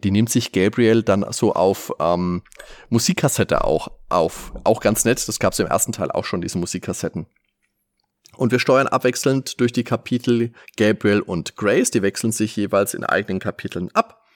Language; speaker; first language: German; native; German